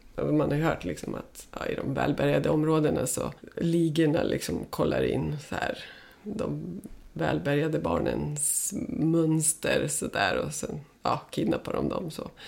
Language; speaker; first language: Swedish; native; Swedish